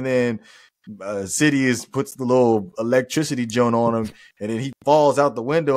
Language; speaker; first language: English; native; English